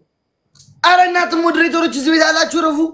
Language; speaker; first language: Amharic; native; Amharic